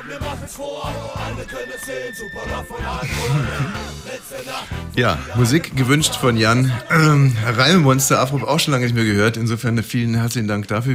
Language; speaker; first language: German; native; German